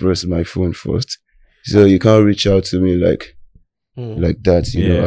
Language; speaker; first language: English; non-native, local second language; Yoruba